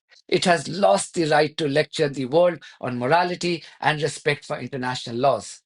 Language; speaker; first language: English; non-native, local second language; Hindi